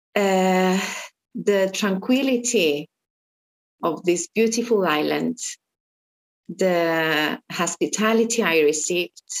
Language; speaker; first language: English; non-native, fluent; Armenian